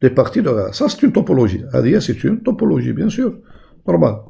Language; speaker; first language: French; non-native, local second language; Arabic